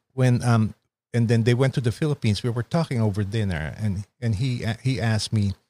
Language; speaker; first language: English; non-native, local second language; Filipino